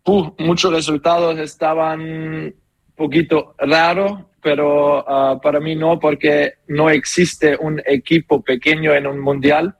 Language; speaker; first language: Spanish; non-native, learner; German